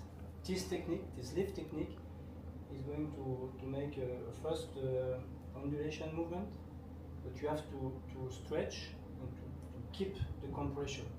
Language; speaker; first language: English; non-native, learner; French